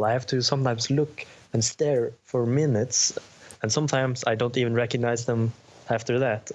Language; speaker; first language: English; non-native, fluent; Norwegian